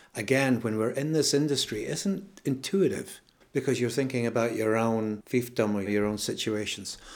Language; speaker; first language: English; native; English